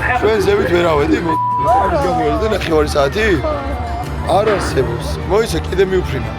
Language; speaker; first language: Georgian; native; Georgian